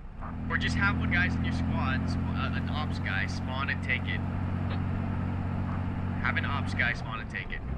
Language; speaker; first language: English; native; English